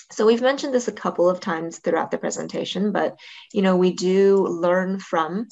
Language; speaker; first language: English; native; English